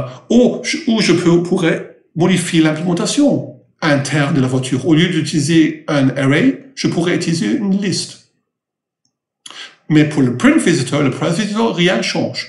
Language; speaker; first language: French; non-native, fluent; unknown